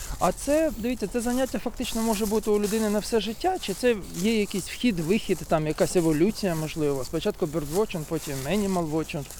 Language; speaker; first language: Ukrainian; native; Ukrainian